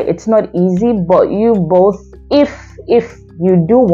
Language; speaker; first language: English; non-native, local second language; Igbo